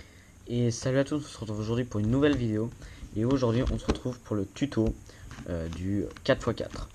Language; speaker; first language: French; native; French